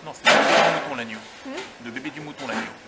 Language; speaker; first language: French; native; French